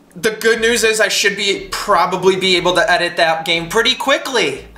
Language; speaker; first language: English; native; English